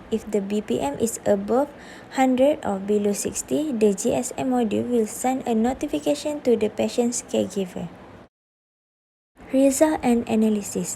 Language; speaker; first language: English; non-native, local second language; Malay